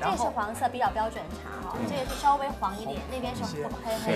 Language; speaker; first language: Chinese; native; Chinese